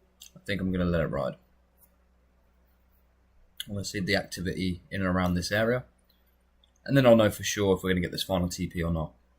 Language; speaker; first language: English; native; English